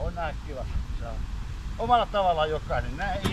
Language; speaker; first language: Finnish; native; Finnish